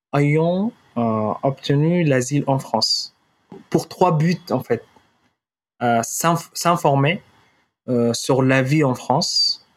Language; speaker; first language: French; non-native, fluent; Arabic